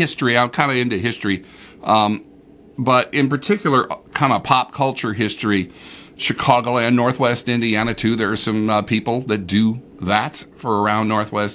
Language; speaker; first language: English; native; English